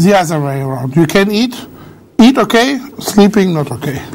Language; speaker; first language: English; non-native, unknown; German